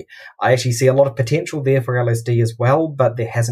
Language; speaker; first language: English; native; English